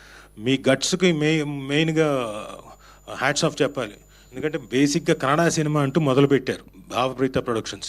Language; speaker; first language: Telugu; native; Telugu